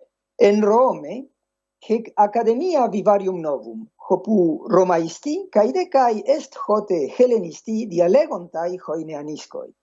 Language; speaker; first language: Greek; non-native, fluent; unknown